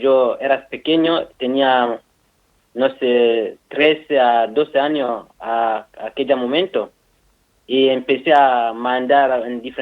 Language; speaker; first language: Spanish; non-native, fluent; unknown